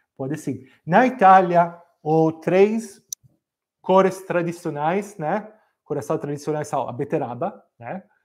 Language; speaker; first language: Portuguese; non-native, fluent; Italian